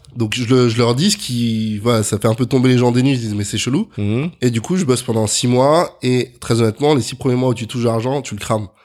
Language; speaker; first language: French; native; French